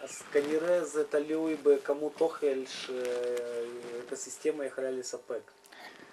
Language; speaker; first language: Hebrew; non-native, fluent; Russian